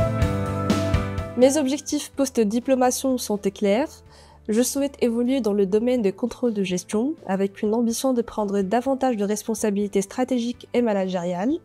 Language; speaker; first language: French; non-native, local second language; Arabic